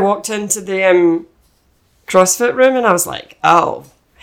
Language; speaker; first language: English; native; English